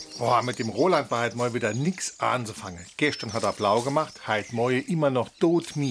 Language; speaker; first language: German; native; German